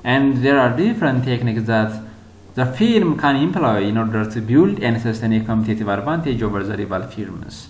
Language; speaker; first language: English; non-native, local second language; Amharic